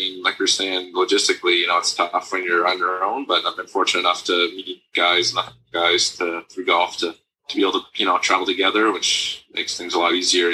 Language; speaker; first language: English; native; English